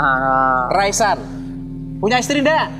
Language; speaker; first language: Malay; non-native, local second language; Javanese